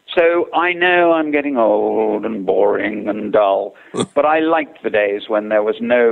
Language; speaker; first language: English; native; English